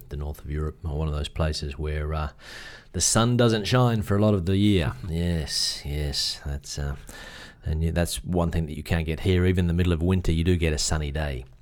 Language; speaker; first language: English; native; English